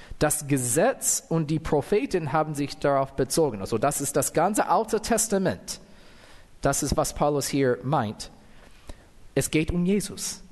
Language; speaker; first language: German; non-native, fluent; English